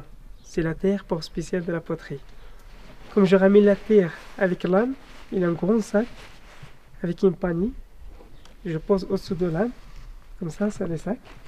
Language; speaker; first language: French; non-native, learner; Arabic